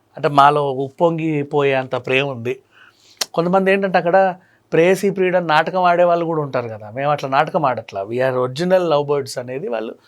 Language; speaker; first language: Telugu; native; Telugu